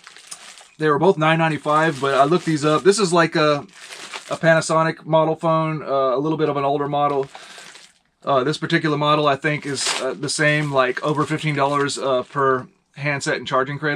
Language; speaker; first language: English; native; English